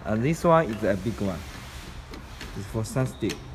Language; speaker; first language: English; non-native, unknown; Chinese